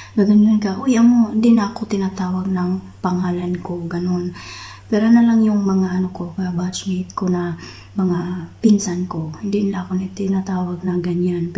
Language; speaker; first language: Filipino; non-native, local second language; Cebuano